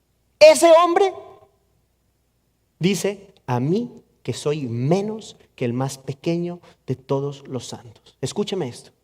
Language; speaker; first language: Spanish; native; Spanish